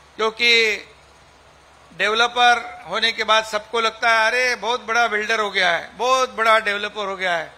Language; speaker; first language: Hindi; non-native, local second language; Marathi